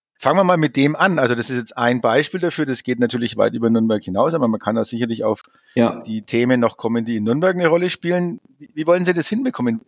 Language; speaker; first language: German; native; German